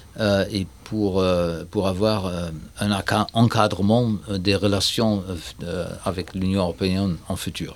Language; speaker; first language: French; non-native, fluent; German